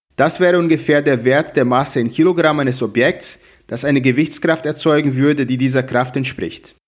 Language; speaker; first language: German; non-native, fluent; Portuguese